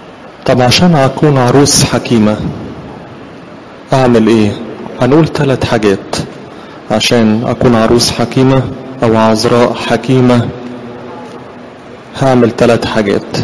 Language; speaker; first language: Arabic; native; Arabic